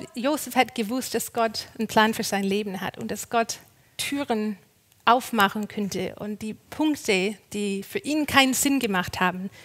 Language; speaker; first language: German; non-native, fluent; English